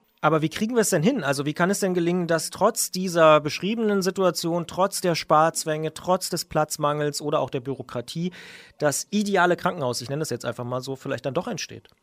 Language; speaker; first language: German; native; German